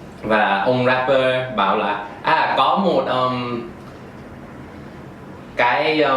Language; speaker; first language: Vietnamese; non-native, fluent; English